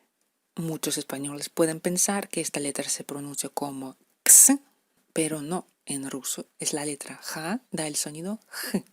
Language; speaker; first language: Spanish; non-native, fluent; Russian